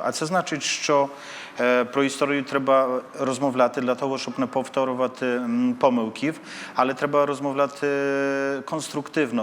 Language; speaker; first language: Polish; non-native, learner; Ukrainian